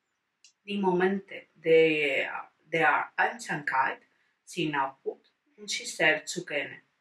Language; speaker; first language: German; non-native, learner; Spanish